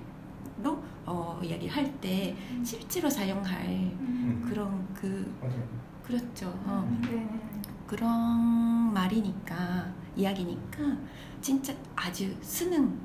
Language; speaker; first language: Korean; non-native, fluent; Japanese